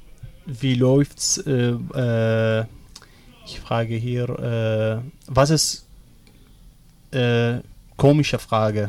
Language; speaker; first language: German; non-native, learner; Arabic